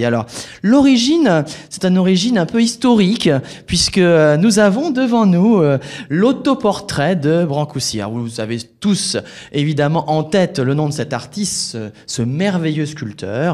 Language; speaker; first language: French; native; French